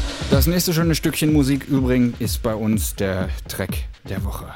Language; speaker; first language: German; native; German